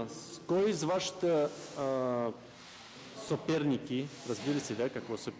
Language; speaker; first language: Bulgarian; non-native, learner; Russian